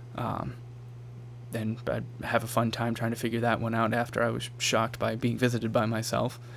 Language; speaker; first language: English; native; English